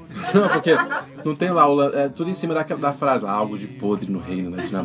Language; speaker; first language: Portuguese; native; Portuguese